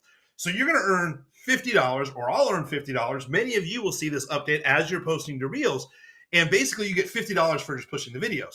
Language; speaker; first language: English; native; English